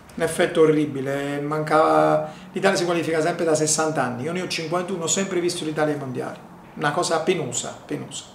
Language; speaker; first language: Italian; native; Italian